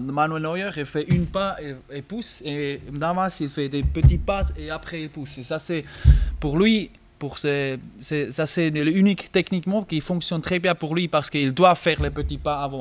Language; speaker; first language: French; non-native, learner; German